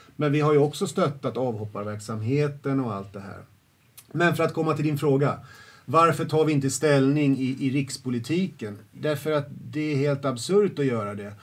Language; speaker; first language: Swedish; native; Swedish